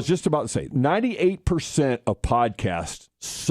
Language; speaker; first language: English; native; English